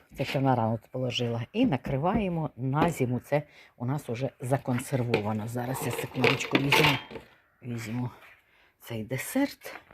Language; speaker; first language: Ukrainian; native; Ukrainian